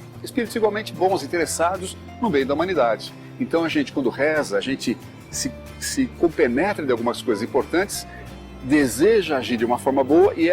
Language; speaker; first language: Portuguese; native; Portuguese